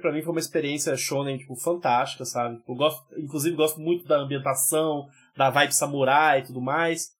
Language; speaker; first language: Portuguese; native; Portuguese